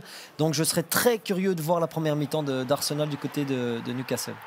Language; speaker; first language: French; native; French